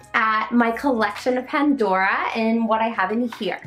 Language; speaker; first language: English; native; English